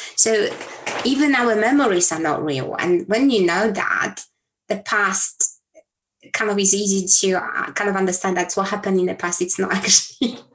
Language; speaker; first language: English; non-native, fluent; Polish